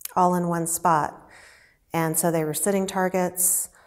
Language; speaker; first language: English; native; English